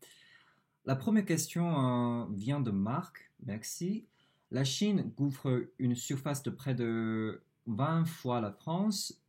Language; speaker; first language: French; non-native, fluent; Chinese